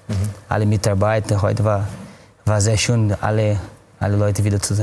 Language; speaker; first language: German; non-native, fluent; Portuguese